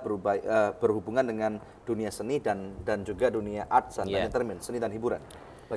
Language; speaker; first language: Indonesian; native; Indonesian